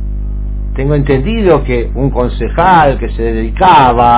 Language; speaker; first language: Spanish; native; Spanish